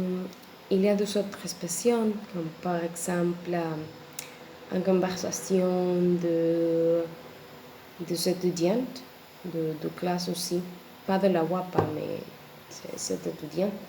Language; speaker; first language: French; non-native, learner; Spanish